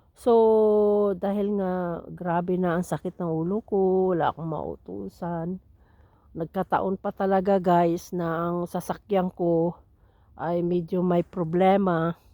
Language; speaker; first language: Filipino; non-native, local second language; Cebuano